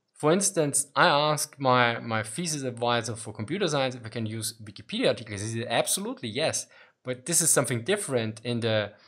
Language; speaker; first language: English; non-native, fluent; German